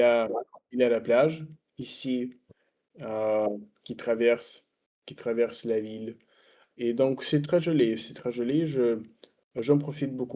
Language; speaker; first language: French; non-native, fluent; Russian